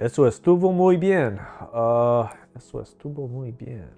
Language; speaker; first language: Spanish; non-native, learner; English